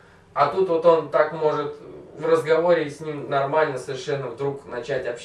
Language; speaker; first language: Russian; native; Russian